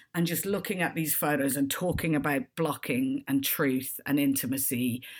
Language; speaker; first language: English; native; English